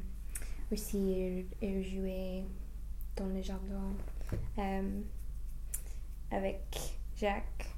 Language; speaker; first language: French; non-native, learner; English